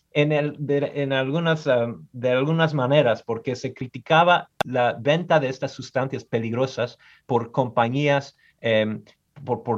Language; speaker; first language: Spanish; early bilingual, heritage; Spanish